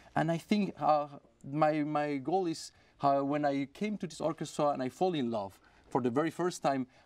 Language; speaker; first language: English; non-native, fluent; Spanish